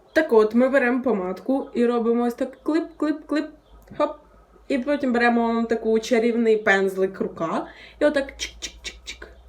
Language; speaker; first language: Ukrainian; non-native, local second language; Russian